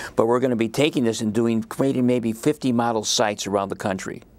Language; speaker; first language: English; native; English